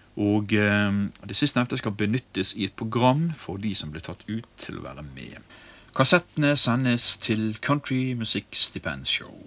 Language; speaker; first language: Norwegian; native; Norwegian